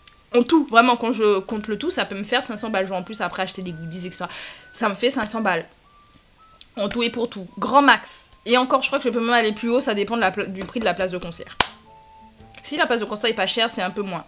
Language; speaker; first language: French; native; French